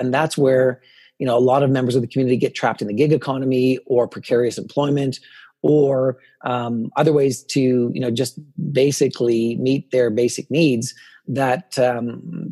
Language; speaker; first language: English; native; English